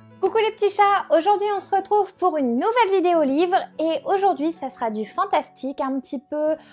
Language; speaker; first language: French; native; French